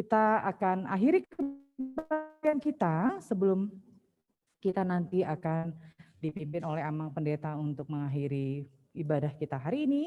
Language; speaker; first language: Indonesian; native; Indonesian